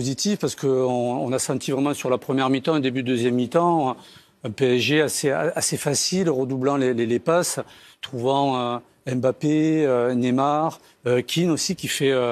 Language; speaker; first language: French; native; French